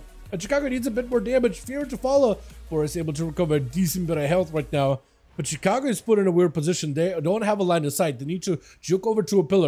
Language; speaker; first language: English; native; English